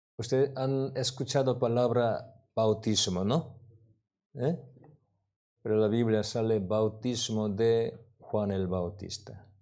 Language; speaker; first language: Spanish; non-native, learner; Korean